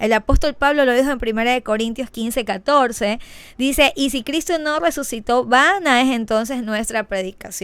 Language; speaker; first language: Spanish; native; Spanish